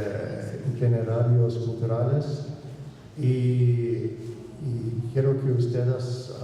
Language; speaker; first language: Spanish; non-native, fluent; English